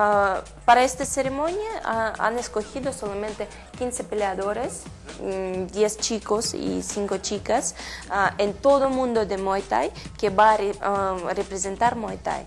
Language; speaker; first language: Spanish; non-native, learner; Russian